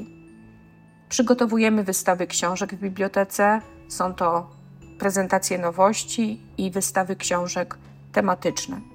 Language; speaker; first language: Polish; native; Polish